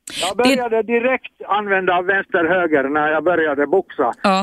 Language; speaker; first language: Swedish; non-native, fluent; Finnish